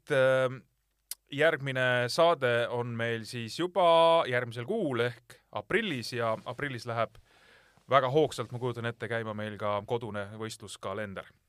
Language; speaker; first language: Estonian; native; Estonian